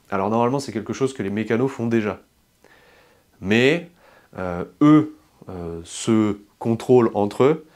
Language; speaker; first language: French; native; French